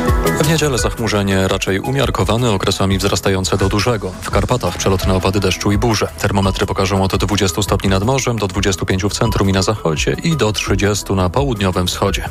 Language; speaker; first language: Polish; native; Polish